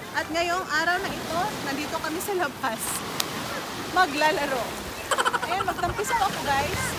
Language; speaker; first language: Filipino; non-native, local second language; Cebuano